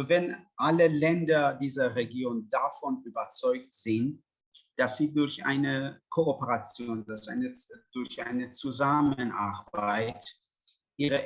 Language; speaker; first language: German; non-native, fluent; Persian